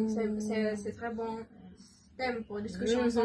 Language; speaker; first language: French; non-native, learner; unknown